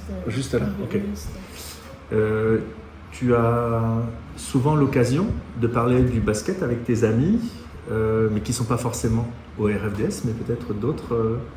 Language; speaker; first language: French; native; French